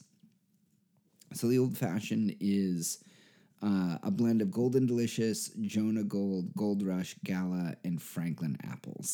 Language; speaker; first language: English; native; English